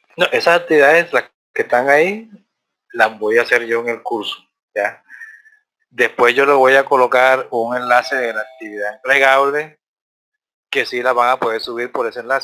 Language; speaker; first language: Spanish; native; Spanish